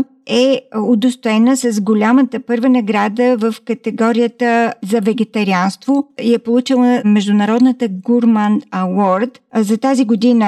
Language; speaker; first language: Bulgarian; native; Bulgarian